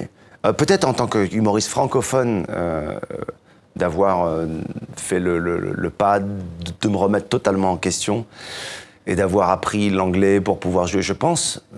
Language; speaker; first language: French; native; French